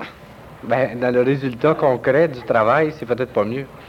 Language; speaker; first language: French; native; French